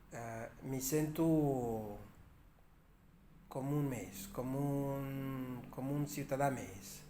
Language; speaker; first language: Catalan; early bilingual, other home language; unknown